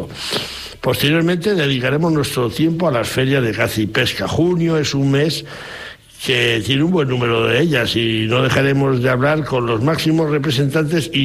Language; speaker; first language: Spanish; native; Spanish